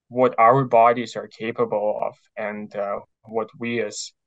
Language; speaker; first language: English; non-native, fluent; Ukrainian